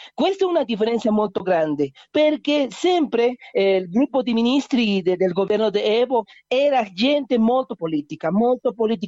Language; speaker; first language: Italian; non-native, learner; Spanish